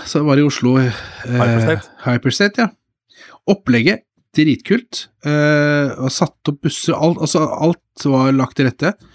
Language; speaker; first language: Norwegian; native; Norwegian